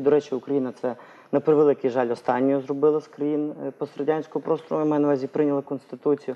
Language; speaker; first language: Ukrainian; native; Ukrainian